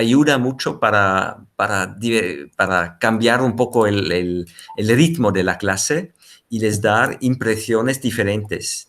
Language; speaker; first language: Spanish; non-native, fluent; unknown